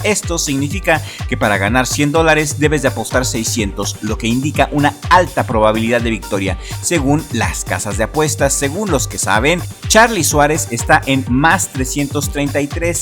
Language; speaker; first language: Spanish; native; Spanish